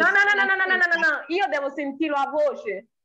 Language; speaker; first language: Italian; non-native, fluent; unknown